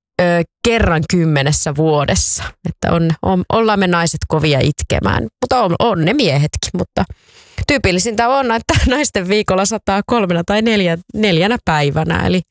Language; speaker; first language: Finnish; native; Finnish